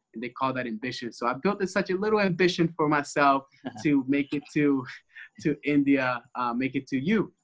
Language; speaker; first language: English; early bilingual, other home language; Spanish